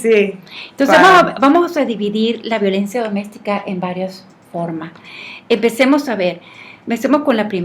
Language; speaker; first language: Spanish; native; Spanish